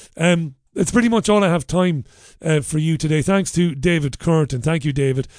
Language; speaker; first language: English; native; English